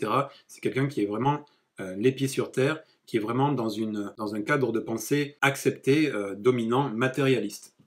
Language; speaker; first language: French; native; French